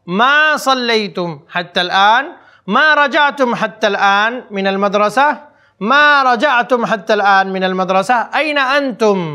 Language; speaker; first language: Arabic; non-native, fluent; Urdu